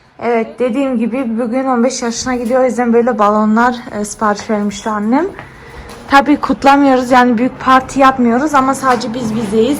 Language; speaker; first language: Turkish; early bilingual, heritage; Turkish